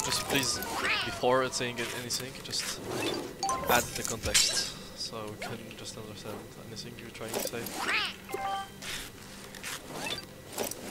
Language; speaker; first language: English; non-native, fluent; French